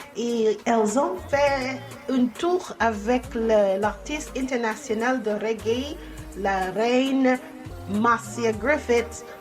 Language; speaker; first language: French; non-native, fluent; English